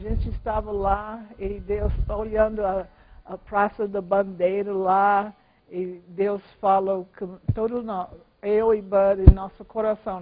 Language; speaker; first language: Portuguese; non-native, learner; English